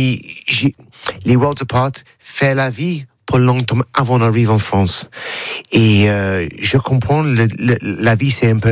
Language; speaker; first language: French; non-native, learner; English